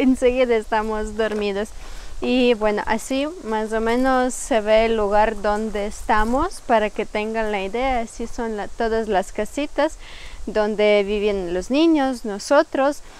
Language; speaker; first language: Spanish; non-native, fluent; Ukrainian